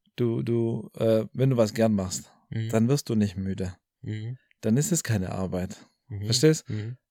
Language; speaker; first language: German; early bilingual, other home language; Albanian